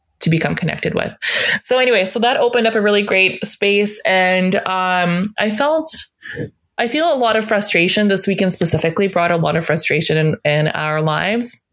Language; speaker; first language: English; native; English